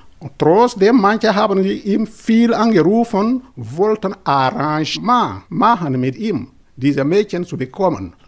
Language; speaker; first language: German; non-native, learner; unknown